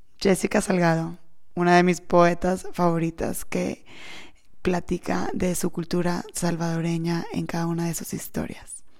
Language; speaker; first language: Spanish; early bilingual, heritage; Spanish